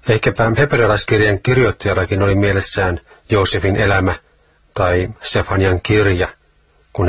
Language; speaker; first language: Finnish; native; Finnish